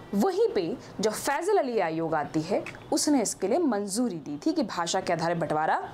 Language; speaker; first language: Hindi; native; Hindi